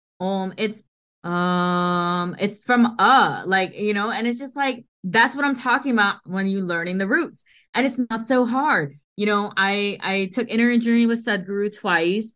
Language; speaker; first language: English; early bilingual, other home language; Hindi